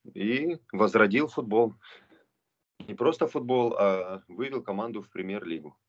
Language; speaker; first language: Russian; non-native, local second language; Romanian